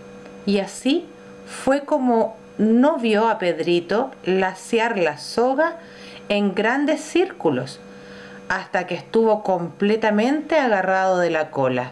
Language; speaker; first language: Spanish; native; Spanish